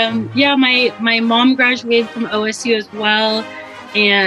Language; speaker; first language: English; native; English